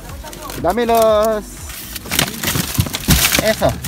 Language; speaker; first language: Spanish; non-native, learner; Filipino